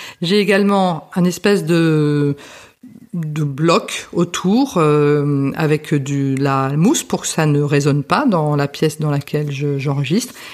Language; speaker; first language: French; native; French